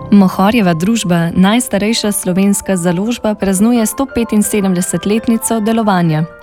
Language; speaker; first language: Slovenian; native; Slovenian